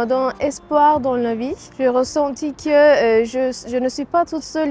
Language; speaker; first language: French; non-native, fluent; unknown